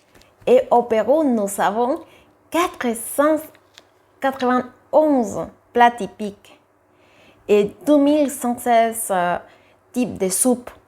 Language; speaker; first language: French; non-native, fluent; Spanish